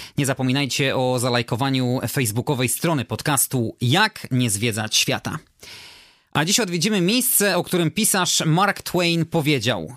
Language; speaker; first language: Polish; native; Polish